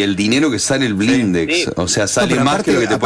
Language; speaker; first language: Spanish; native; Spanish